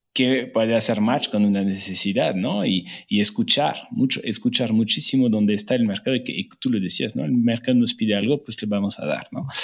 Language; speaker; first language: Spanish; non-native, fluent; French